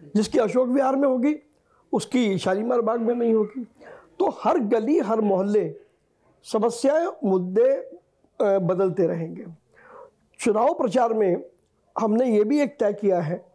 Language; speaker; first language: Hindi; native; Hindi